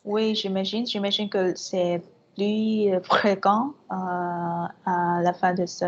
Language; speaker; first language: French; non-native, fluent; Vietnamese